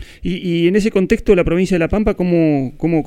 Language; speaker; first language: Spanish; native; Spanish